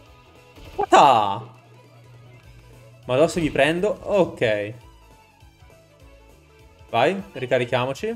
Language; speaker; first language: Italian; native; Italian